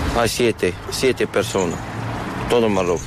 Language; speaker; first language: Spanish; non-native, learner; Arabic